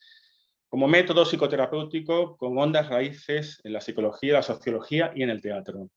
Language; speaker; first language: Spanish; native; Spanish